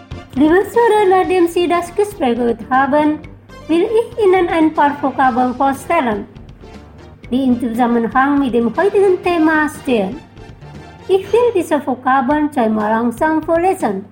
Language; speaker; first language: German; non-native, fluent; Indonesian